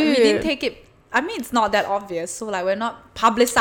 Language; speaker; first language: English; non-native, local second language; Chinese